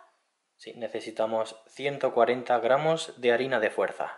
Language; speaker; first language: Spanish; native; Spanish